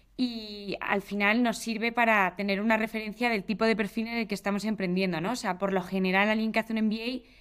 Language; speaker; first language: Spanish; native; Spanish